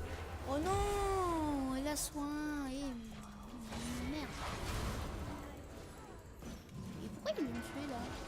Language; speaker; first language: French; native; French